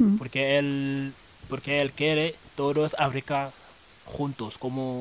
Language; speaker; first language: Spanish; non-native, learner; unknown